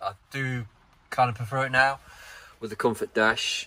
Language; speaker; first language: English; native; English